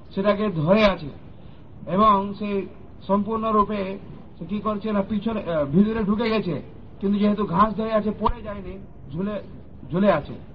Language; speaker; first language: Bangla; non-native, fluent; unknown